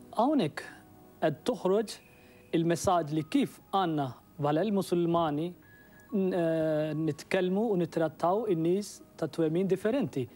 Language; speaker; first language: Maltese; non-native, fluent; Urdu